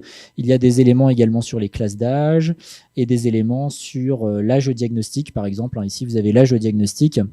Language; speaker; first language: French; native; French